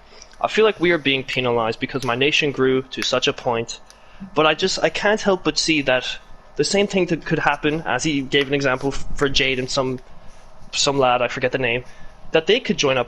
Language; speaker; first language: English; native; English